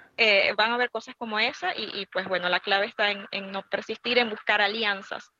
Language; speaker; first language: Spanish; native; Spanish